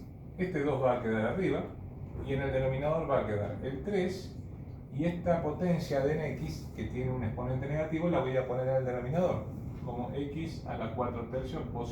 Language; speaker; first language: Spanish; native; Spanish